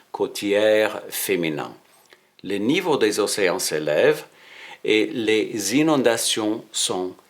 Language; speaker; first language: French; non-native, fluent; English